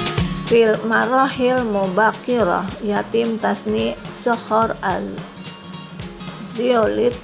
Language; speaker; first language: Arabic; non-native, fluent; Indonesian